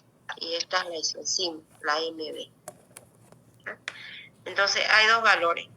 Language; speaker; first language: Spanish; native; Spanish